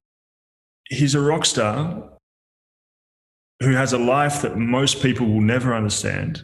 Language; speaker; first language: English; native; English